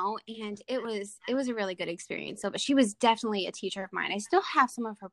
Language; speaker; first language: English; native; English